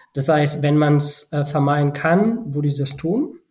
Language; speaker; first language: German; non-native, fluent; Spanish